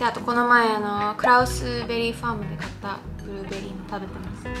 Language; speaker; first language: Japanese; early bilingual, heritage; Japanese